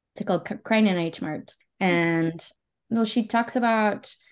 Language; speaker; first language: English; early bilingual, other home language; Spanish